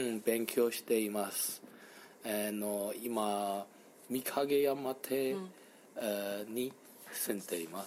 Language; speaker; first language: Japanese; non-native, learner; Chinese